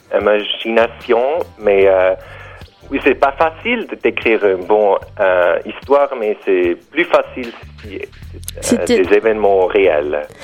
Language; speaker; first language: French; non-native, learner; German